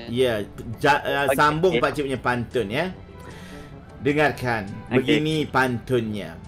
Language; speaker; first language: Malay; native; Malay